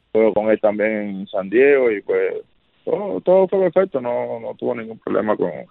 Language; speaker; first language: Spanish; native; Spanish